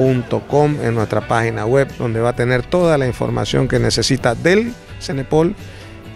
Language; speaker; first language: Spanish; native; Spanish